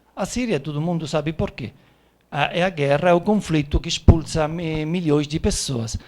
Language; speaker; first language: Portuguese; non-native, fluent; Italian